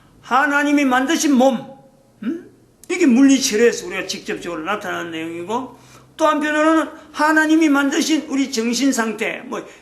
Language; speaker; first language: Korean; native; Korean